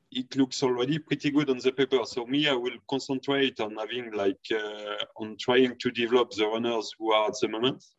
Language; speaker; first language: English; non-native, fluent; French